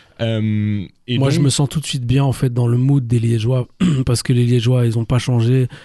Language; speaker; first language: French; native; French